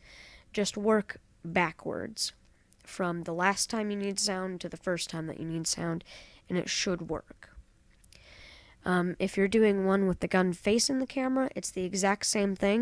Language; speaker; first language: English; native; English